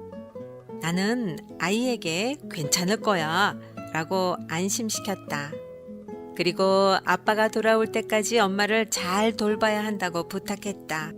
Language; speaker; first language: Korean; native; Korean